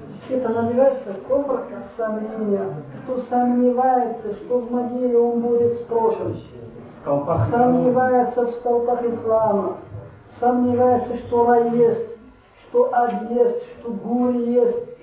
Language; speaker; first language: Russian; non-native, fluent; Arabic